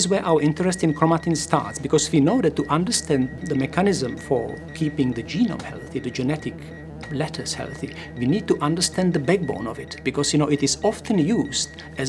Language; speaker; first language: English; non-native, fluent; Czech